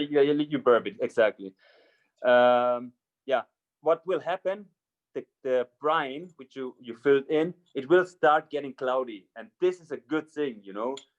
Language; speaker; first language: English; non-native, fluent; German